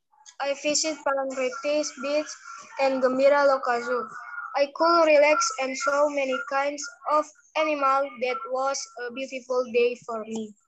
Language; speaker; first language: English; non-native, learner; Indonesian